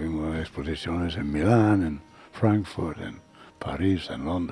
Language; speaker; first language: Spanish; non-native, fluent; English